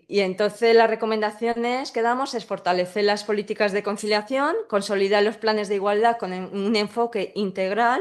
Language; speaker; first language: Spanish; native; Spanish